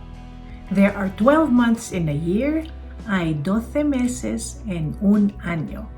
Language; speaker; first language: Spanish; non-native, fluent; Filipino